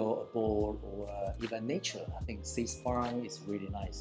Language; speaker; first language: English; non-native, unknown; Chinese